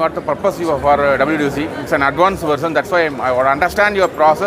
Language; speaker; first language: English; non-native, local second language; Tamil